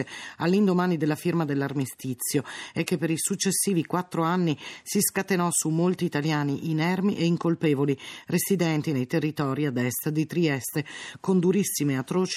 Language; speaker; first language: Italian; native; Italian